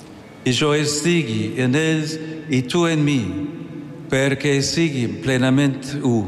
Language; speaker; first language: Catalan; non-native, learner; English